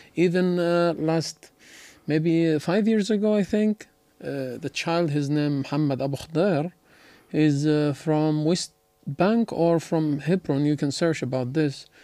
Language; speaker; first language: English; non-native, learner; Arabic